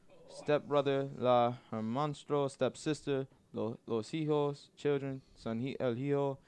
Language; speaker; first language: Spanish; non-native, learner; English